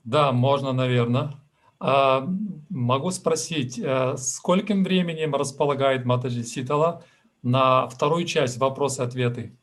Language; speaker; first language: Russian; native; Russian